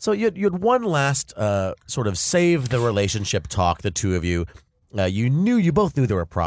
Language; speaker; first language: English; native; English